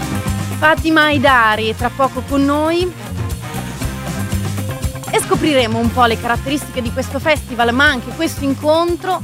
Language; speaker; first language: Italian; native; Italian